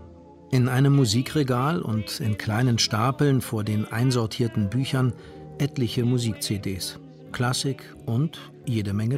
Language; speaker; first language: German; native; German